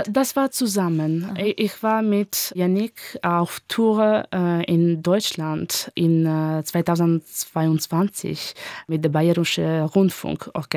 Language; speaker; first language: German; non-native, learner; Italian